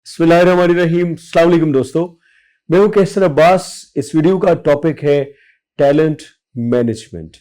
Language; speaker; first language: Urdu; non-native, local second language; Punjabi